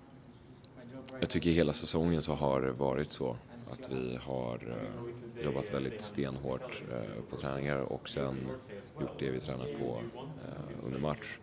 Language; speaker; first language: Swedish; native; Swedish